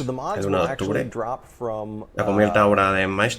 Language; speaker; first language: Spanish; native; Spanish